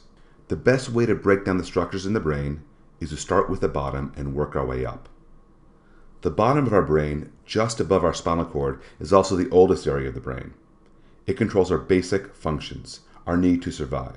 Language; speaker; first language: English; native; English